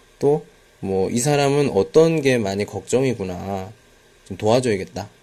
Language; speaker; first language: Korean; native; Korean